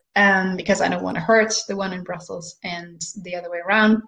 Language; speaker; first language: English; non-native, fluent; German